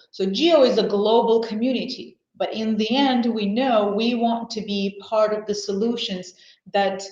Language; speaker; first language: English; non-native, fluent; Armenian